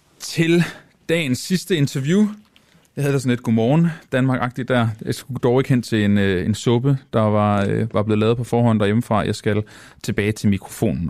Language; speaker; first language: Danish; native; Danish